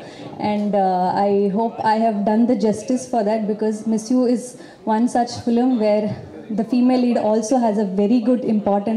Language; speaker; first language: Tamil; non-native, local second language; Kannada